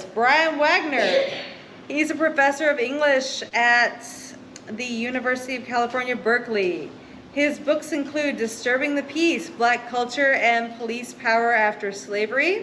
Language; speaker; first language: English; native; English